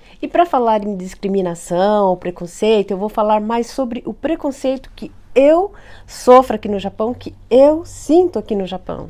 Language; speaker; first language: Portuguese; native; Portuguese